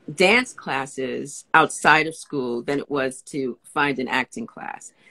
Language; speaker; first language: English; native; English